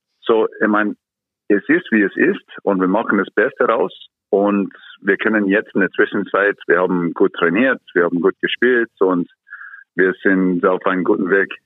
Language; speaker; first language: German; non-native, fluent; English